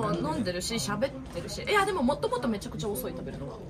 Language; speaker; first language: Japanese; non-native, fluent; Russian